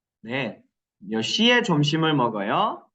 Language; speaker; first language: Korean; non-native, fluent; Kyrgyz